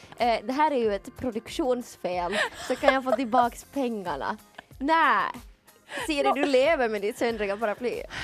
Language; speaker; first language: Swedish; native; Swedish